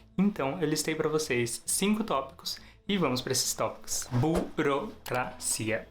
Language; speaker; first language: Portuguese; native; Portuguese